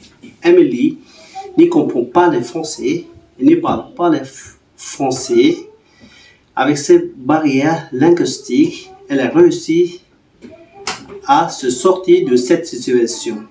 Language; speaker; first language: French; non-native, learner; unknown